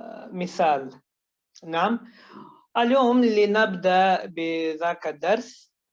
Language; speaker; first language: Arabic; non-native, fluent; Urdu